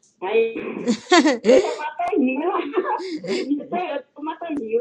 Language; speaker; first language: Cantonese; non-native, learner; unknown